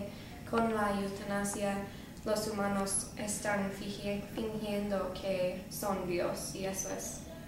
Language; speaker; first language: Spanish; non-native, learner; English